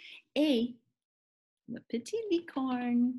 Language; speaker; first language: French; non-native, fluent; English